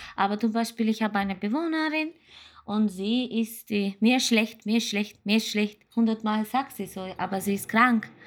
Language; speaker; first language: German; non-native, learner; Turkish